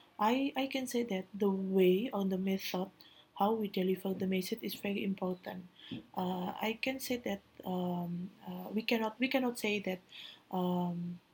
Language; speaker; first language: English; non-native, learner; Indonesian